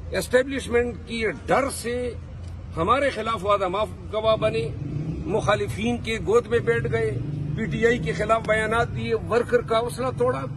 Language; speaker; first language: Urdu; non-native, local second language; Pashto